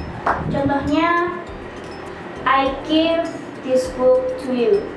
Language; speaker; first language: English; non-native, learner; Indonesian